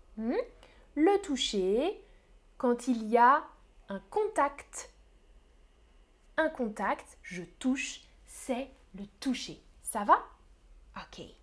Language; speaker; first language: French; native; French